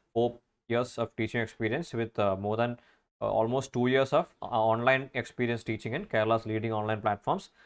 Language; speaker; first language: English; non-native, local second language; Malayalam